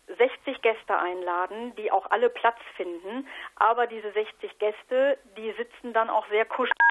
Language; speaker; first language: German; native; German